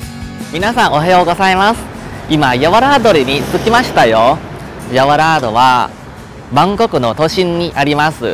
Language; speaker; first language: Japanese; non-native, learner; Thai